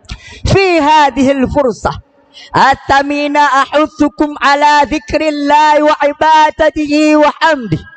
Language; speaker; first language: Arabic; non-native, learner; Achinese